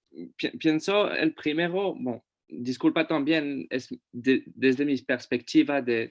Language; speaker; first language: Spanish; non-native, fluent; French